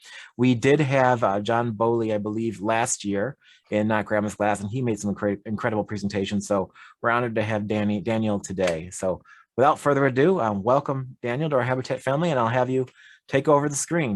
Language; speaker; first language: English; native; English